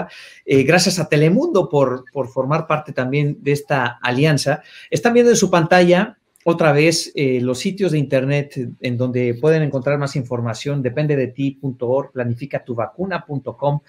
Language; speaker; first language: Spanish; native; Spanish